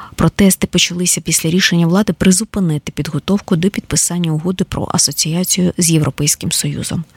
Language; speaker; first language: Ukrainian; native; Ukrainian